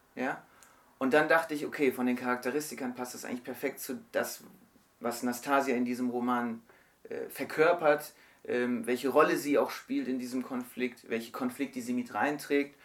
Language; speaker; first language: German; early bilingual, other home language; Turkish